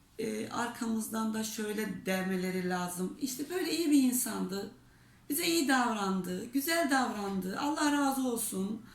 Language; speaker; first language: Turkish; native; Turkish